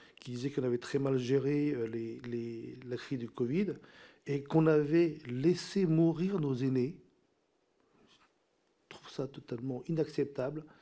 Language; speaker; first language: French; non-native, local second language; Min Nan Chinese